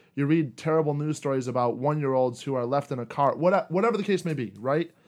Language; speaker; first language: English; native; English